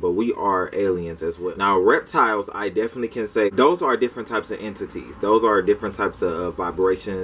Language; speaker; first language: English; native; English